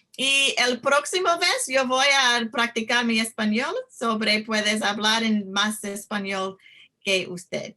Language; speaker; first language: Spanish; non-native, learner; English